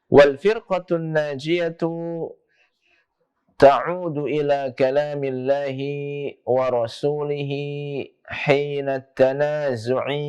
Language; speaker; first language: Arabic; non-native, fluent; Indonesian